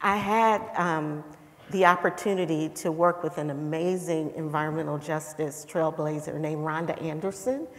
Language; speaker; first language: English; native; English